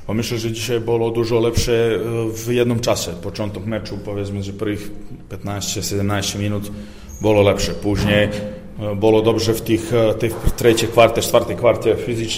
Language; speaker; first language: Polish; non-native, learner; Serbian